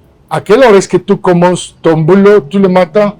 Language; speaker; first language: French; non-native, fluent; Spanish